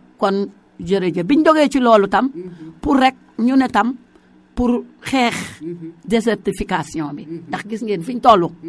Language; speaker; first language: Wolof; non-native, local second language; Serer